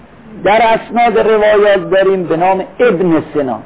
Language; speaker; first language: Persian; native; Persian